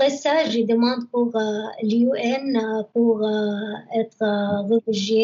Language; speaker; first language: French; non-native, learner; Arabic